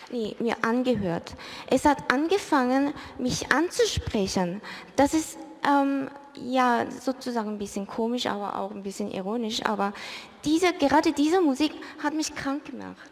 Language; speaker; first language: German; early bilingual, other home language; Korean